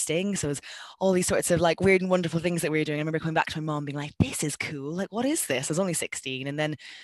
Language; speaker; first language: English; native; English